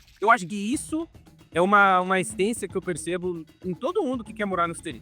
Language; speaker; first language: Portuguese; native; Portuguese